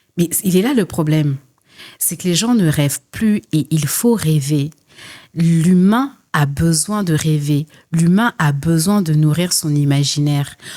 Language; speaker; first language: French; early bilingual, other home language; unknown